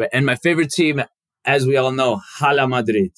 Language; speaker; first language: English; early bilingual, other home language; Albanian